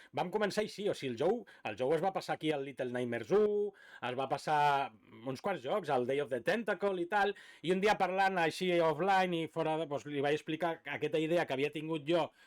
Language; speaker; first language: Catalan; native; Catalan